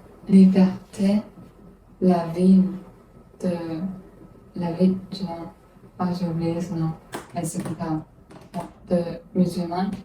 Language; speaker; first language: French; non-native, learner; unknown